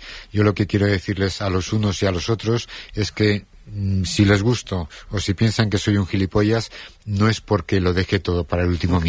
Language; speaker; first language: Spanish; native; Spanish